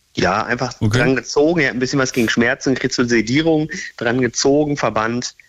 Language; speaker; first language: German; native; German